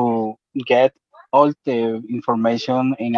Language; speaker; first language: English; non-native, learner; Spanish